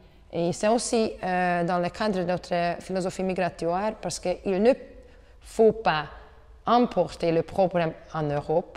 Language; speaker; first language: French; non-native, learner; Hungarian